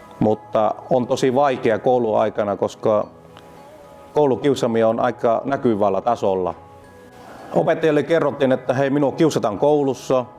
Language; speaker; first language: Finnish; early bilingual, other home language; Vietnamese